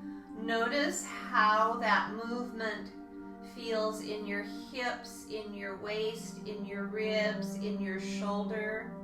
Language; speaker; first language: English; native; English